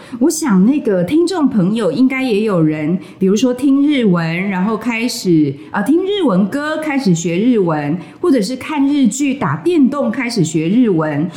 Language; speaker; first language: Chinese; native; Chinese